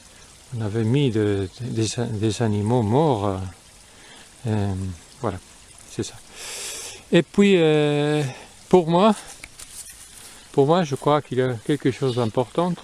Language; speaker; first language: French; non-native, fluent; Spanish